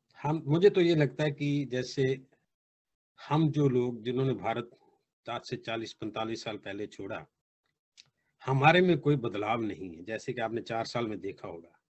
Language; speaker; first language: Hindi; native; Hindi